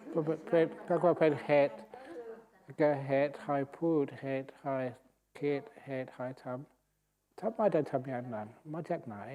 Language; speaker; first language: Thai; non-native, fluent; English